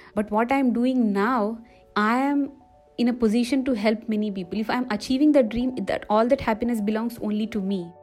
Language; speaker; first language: English; non-native, local second language; Telugu